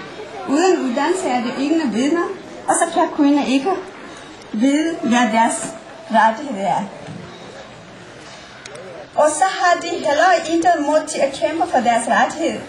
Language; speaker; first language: Danish; non-native, fluent; Nepali